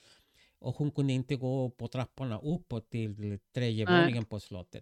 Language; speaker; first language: Swedish; non-native, fluent; Spanish